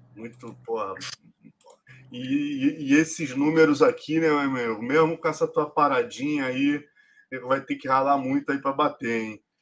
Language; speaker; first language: Portuguese; native; Portuguese